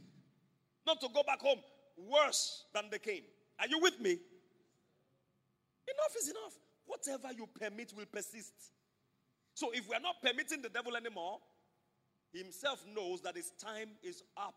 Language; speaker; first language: English; non-native, local second language; Yoruba